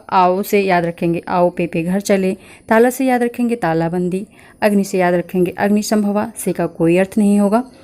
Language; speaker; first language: Hindi; native; Hindi